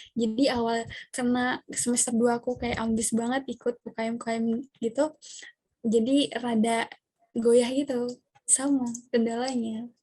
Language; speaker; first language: Indonesian; non-native, local second language; Madurese